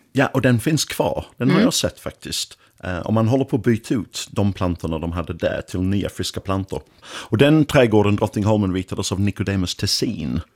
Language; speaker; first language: Swedish; non-native, fluent; English